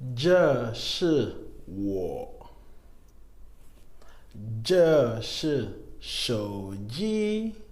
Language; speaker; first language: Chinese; non-native, learner; English